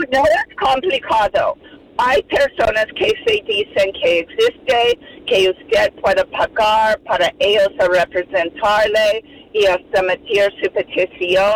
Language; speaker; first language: Spanish; non-native, fluent; English